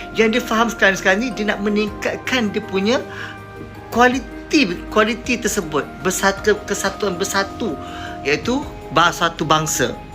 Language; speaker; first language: Malay; native; Malay